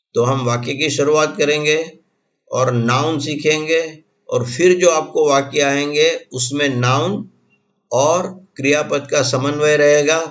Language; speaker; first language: Hindi; non-native, local second language; Gujarati